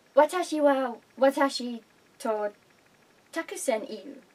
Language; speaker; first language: Japanese; non-native, learner; English